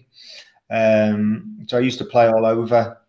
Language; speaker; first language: English; native; English